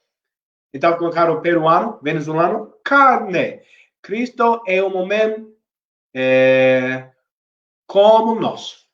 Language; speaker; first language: Portuguese; non-native, learner; English